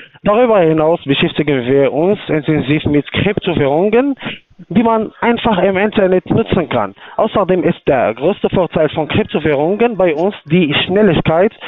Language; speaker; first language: German; non-native, fluent; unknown